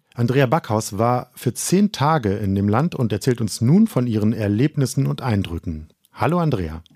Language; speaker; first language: German; native; German